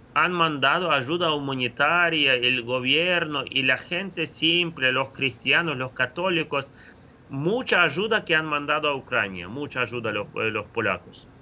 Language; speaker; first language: Spanish; non-native, fluent; Ukrainian